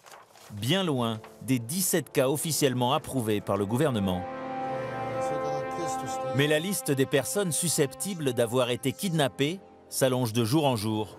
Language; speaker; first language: French; native; French